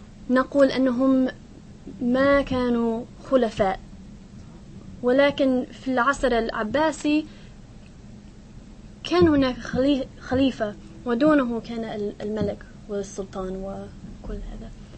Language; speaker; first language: Arabic; non-native, fluent; English